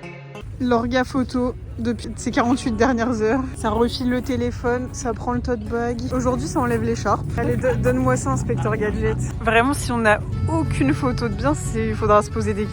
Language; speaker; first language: French; native; French